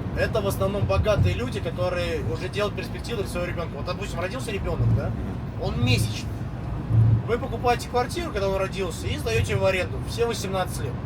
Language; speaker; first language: Russian; non-native, fluent; Vietnamese